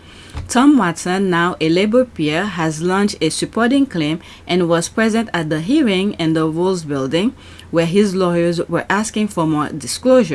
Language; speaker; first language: English; native; English